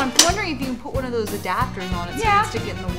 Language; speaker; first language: English; native; English